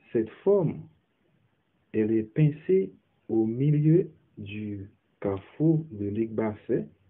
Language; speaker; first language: French; non-native, local second language; Haitian Creole